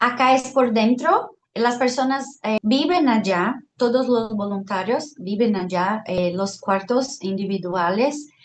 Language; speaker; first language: Spanish; non-native, fluent; Portuguese